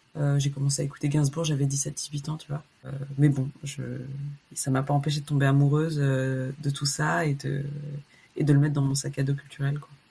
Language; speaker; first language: French; early bilingual, other home language; Chinese